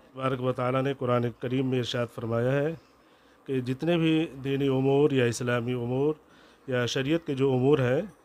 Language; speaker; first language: Hindi; native; Hindi